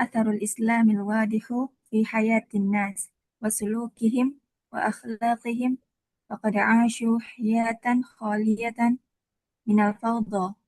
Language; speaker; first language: Arabic; non-native, learner; Indonesian